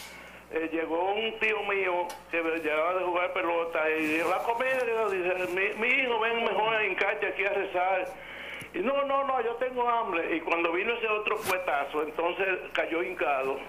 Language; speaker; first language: Spanish; native; Spanish